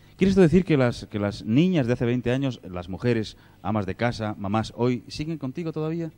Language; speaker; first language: Spanish; native; Spanish